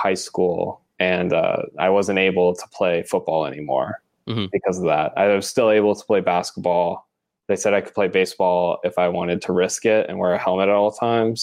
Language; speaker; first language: English; native; English